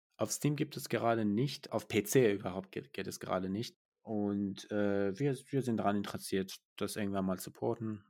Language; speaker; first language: German; non-native, fluent; Persian